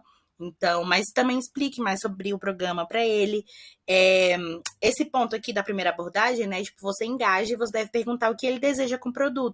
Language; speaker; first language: Portuguese; native; Portuguese